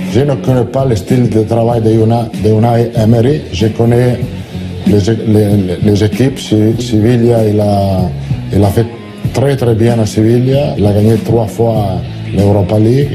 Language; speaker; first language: French; non-native, fluent; Italian